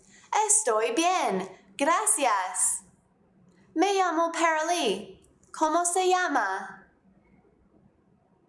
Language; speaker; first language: Spanish; non-native, fluent; English